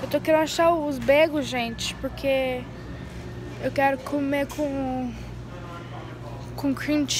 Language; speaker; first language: Portuguese; early bilingual, heritage; Portuguese